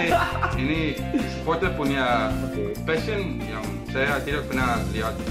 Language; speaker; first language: Indonesian; non-native, learner; Dutch